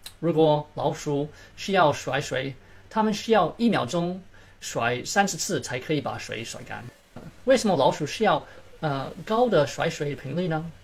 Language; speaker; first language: Chinese; early bilingual, heritage; Chinese